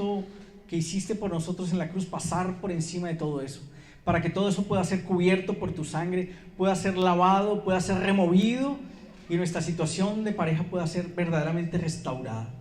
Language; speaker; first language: Spanish; native; Spanish